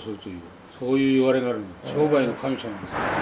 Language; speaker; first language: Japanese; native; Japanese